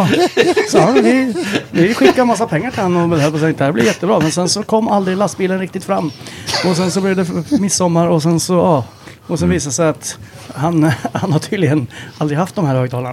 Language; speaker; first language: Swedish; native; Swedish